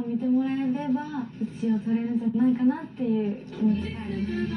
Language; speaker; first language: Japanese; native; Japanese